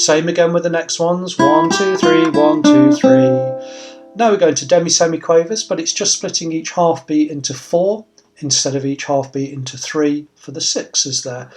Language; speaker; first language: English; native; English